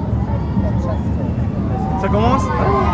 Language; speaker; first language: French; non-native, learner; Japanese